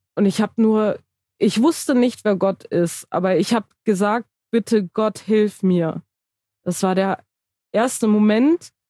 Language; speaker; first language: German; early bilingual, other home language; Turkish